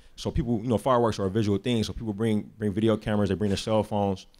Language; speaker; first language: English; native; English